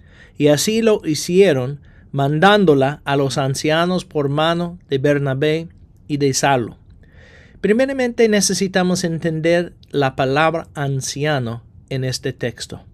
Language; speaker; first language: Spanish; non-native, fluent; English